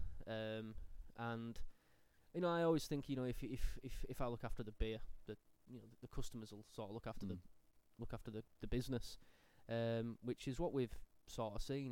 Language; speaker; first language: English; native; English